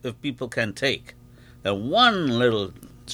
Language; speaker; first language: English; non-native, local second language; Bangla